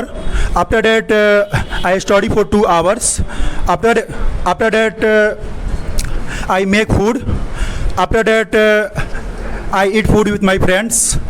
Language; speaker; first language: English; non-native, learner; Hindi